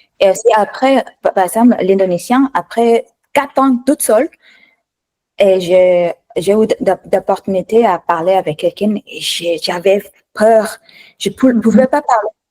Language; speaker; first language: French; non-native, fluent; Thai